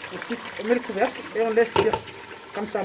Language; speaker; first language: French; native; French